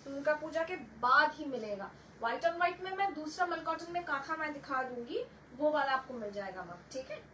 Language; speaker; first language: Hindi; non-native, local second language; Bangla